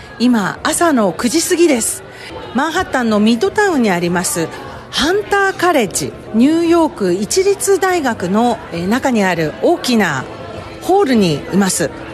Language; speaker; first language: Japanese; native; Japanese